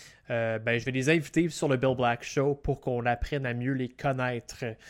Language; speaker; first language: French; early bilingual, heritage; French